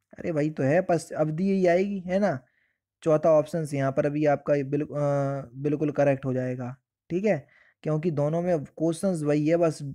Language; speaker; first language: Hindi; native; Hindi